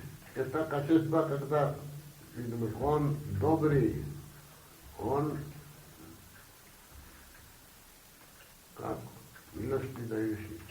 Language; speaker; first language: Russian; non-native, learner; Bangla